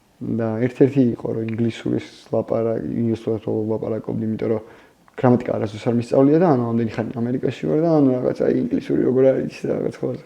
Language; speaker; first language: Georgian; native; Georgian